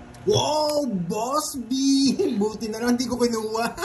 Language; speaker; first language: Filipino; native; Filipino